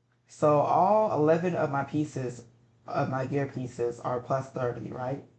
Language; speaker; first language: English; native; English